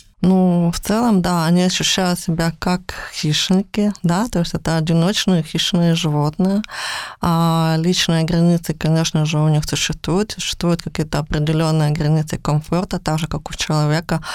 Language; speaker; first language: Russian; native; Russian